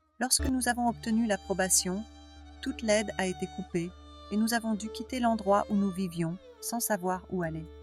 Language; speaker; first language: French; non-native, fluent; Arabic